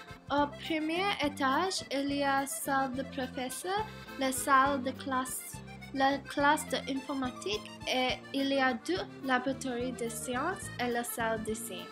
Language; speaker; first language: French; non-native, learner; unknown